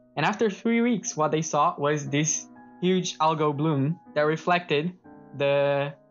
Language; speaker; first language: English; non-native, fluent; Portuguese